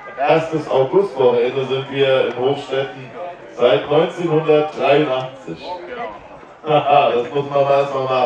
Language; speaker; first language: German; native; German